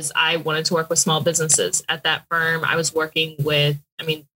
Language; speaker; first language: English; native; English